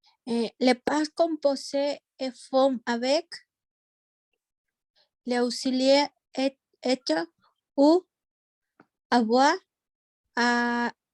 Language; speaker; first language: French; non-native, learner; Spanish